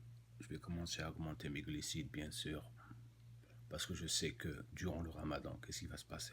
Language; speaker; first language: French; non-native, local second language; Arabic